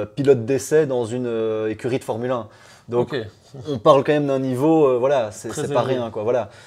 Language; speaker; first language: French; native; French